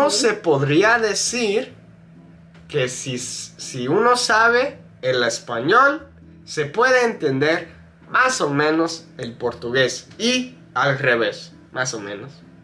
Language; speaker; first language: Spanish; non-native, fluent; English